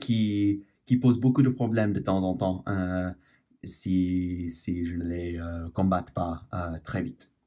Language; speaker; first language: French; non-native, learner; English